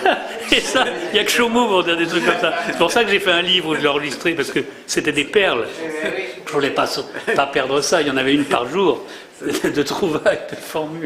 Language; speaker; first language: French; native; French